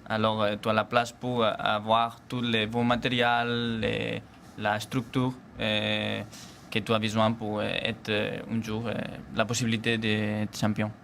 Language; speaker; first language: French; non-native, learner; Spanish